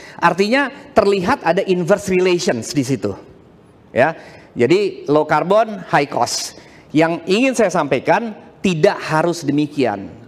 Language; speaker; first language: Indonesian; native; Indonesian